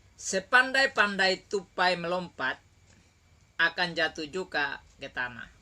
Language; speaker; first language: Indonesian; native; Indonesian